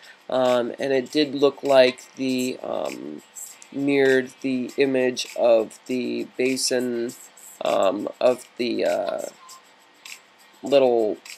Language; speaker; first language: English; native; English